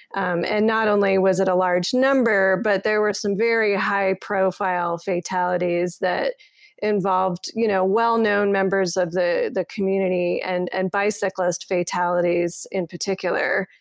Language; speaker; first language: English; native; English